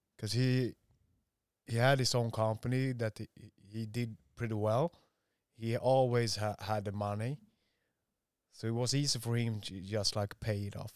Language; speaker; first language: English; non-native, fluent; Swedish